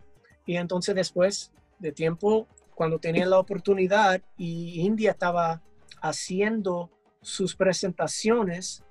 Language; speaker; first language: Spanish; early bilingual, heritage; English